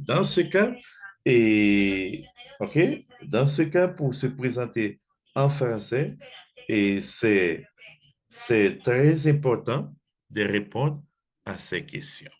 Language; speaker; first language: French; non-native, fluent; Spanish